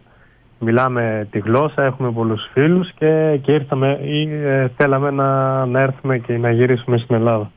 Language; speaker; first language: Greek; early bilingual, other home language; Bulgarian